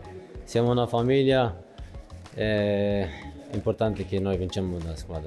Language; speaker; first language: Italian; non-native, fluent; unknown